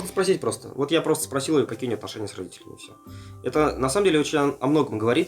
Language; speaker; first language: Russian; native; Russian